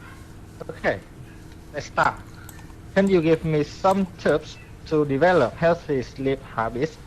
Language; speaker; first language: English; non-native, learner; Vietnamese